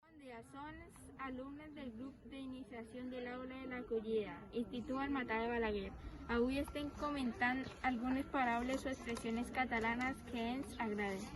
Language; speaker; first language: Catalan; non-native, learner; Spanish